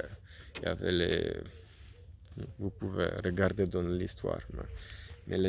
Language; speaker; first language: French; non-native, learner; Polish